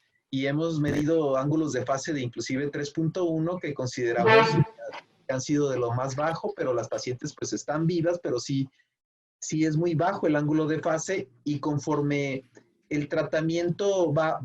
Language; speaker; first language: Spanish; native; Spanish